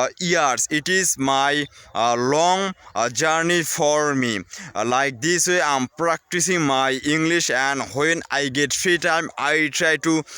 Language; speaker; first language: English; non-native, learner; Bangla